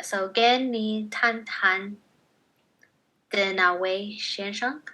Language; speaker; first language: Chinese; non-native, learner; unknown